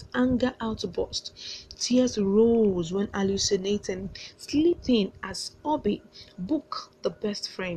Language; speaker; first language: English; non-native, local second language; Yoruba